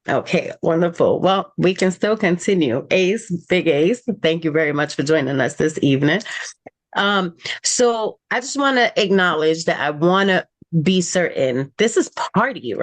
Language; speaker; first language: English; native; English